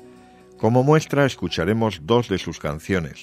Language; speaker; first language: Spanish; native; Spanish